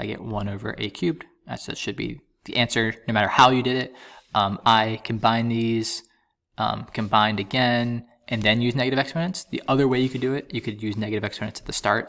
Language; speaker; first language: English; native; English